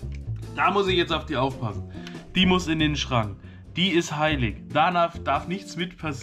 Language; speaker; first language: German; native; German